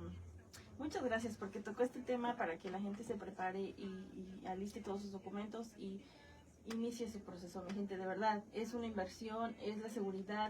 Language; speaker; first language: Spanish; native; Spanish